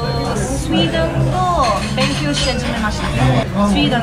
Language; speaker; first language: Japanese; non-native, learner; French